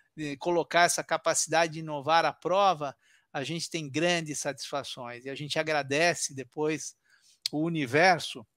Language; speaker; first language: Portuguese; early bilingual, other home language; Italian